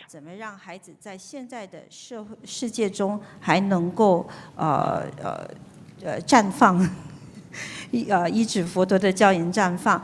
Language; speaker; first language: Chinese; native; Chinese